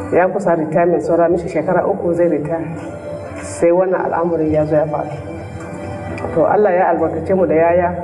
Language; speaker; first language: Hausa; non-native, local second language; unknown